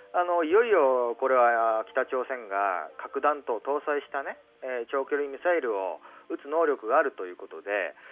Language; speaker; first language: Japanese; native; Japanese